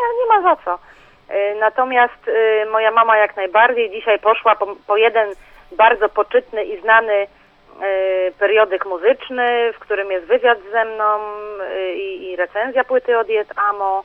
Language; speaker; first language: Polish; native; Polish